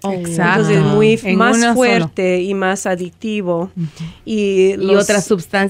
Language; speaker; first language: Spanish; non-native, fluent; English